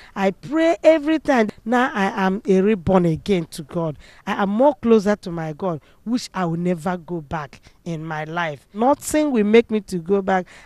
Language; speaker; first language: English; non-native, local second language; Igbo